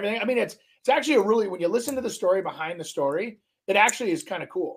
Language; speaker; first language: English; native; English